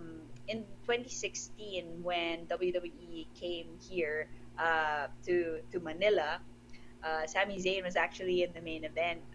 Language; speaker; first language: English; non-native, local second language; Filipino